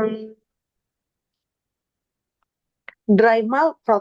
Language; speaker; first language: German; non-native, learner; Indonesian